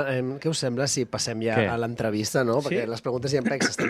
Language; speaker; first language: Catalan; native; Catalan